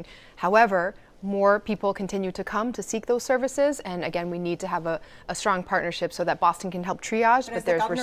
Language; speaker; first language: English; native; English